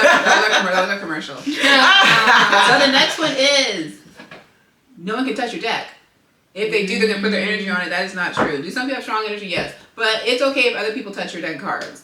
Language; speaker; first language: English; native; English